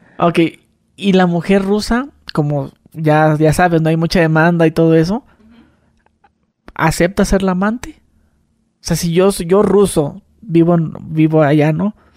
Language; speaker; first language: Spanish; native; Spanish